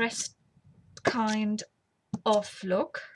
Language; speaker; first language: English; native; English